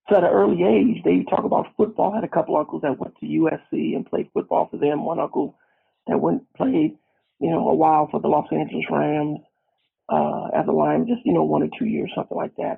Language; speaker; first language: English; native; English